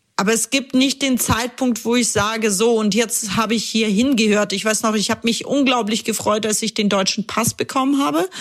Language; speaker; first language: German; early bilingual, other home language; Russian